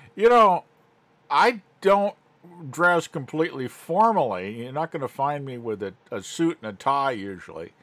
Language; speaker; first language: English; native; English